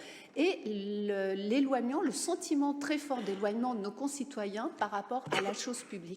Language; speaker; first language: French; native; French